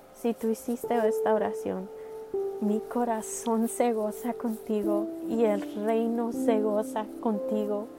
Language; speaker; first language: Spanish; early bilingual, heritage; Spanish